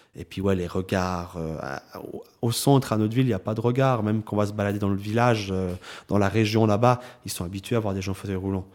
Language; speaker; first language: French; native; French